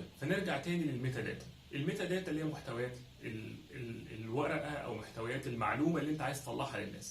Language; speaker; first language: Arabic; native; Arabic